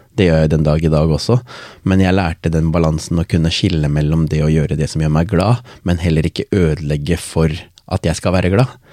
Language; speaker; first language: Norwegian; non-native, local second language; Tamil